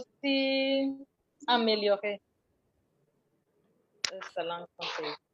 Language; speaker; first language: French; non-native, fluent; Swahili